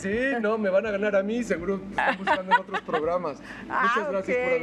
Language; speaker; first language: Spanish; native; Spanish